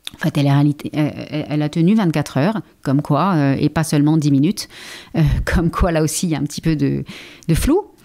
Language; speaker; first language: French; native; French